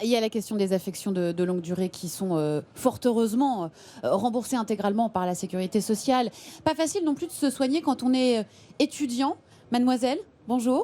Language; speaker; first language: French; native; French